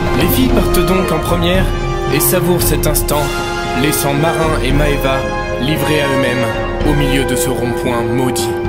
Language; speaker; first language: French; native; French